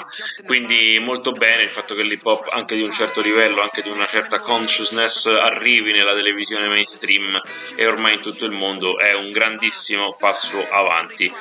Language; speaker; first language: Italian; native; Italian